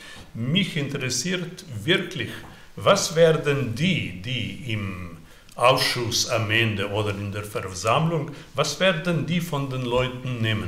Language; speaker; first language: German; non-native, fluent; Slovenian